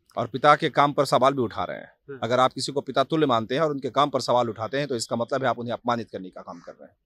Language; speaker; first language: Hindi; native; Hindi